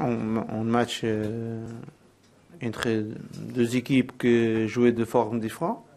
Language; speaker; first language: French; non-native, learner; Portuguese